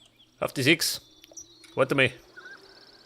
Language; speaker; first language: German; native; German